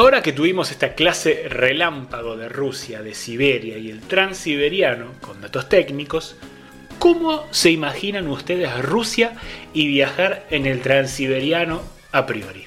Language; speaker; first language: Spanish; native; Spanish